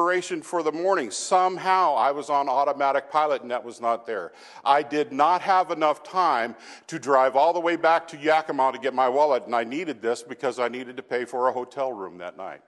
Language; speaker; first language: English; native; English